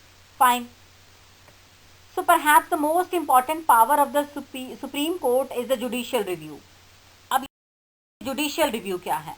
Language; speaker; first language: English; non-native, local second language; Hindi